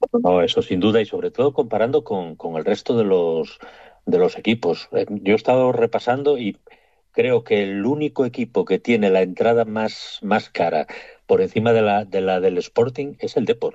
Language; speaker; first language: Spanish; native; Spanish